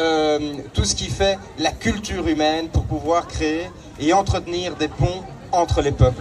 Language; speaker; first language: French; native; French